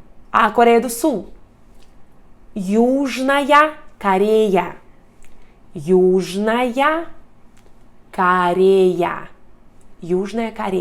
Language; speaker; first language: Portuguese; non-native, fluent; Russian